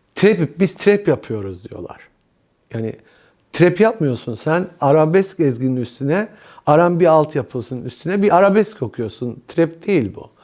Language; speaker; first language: Turkish; early bilingual, heritage; Turkish